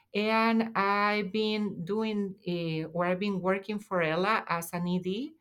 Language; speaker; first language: English; non-native, fluent; Spanish